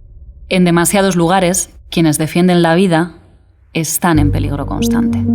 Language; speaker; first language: Spanish; native; Spanish